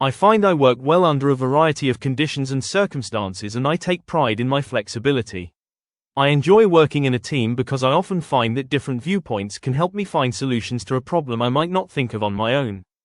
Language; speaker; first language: English; non-native, fluent; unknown